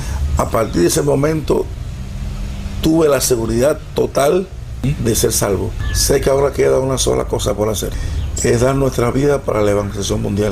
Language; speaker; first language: Spanish; native; Spanish